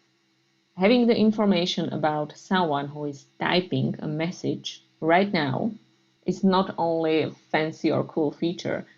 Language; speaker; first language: English; non-native, fluent; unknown